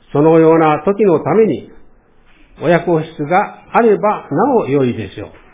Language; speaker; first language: Japanese; native; Japanese